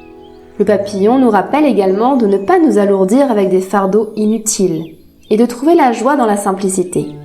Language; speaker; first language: French; native; French